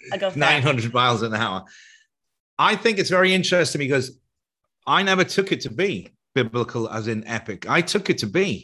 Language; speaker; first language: English; native; English